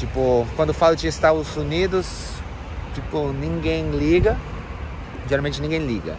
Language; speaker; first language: Portuguese; non-native, fluent; English